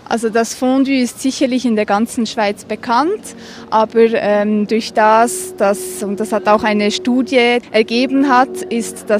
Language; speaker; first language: German; native; German